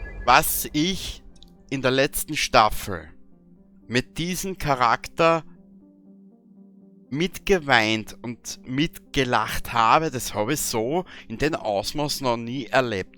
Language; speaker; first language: German; native; German